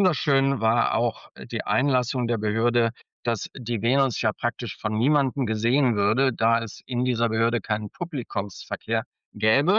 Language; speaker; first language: German; native; German